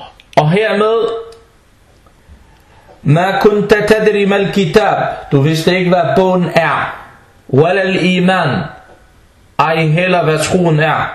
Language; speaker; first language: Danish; non-native, fluent; Arabic